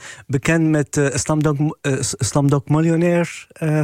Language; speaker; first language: Dutch; non-native, fluent; Arabic